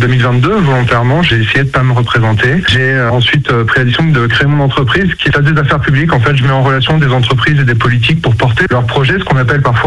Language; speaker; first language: French; native; French